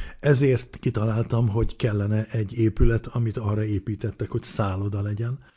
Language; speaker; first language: Hungarian; early bilingual, heritage; Hungarian